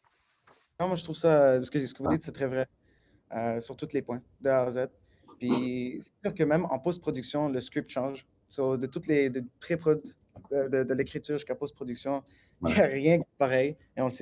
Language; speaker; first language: French; native; French